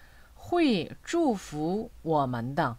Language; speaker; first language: Chinese; non-native, fluent; Korean